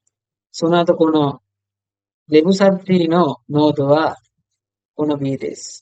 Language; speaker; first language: Japanese; non-native, fluent; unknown